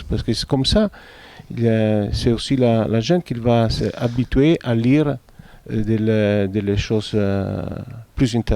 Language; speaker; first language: French; non-native, fluent; Italian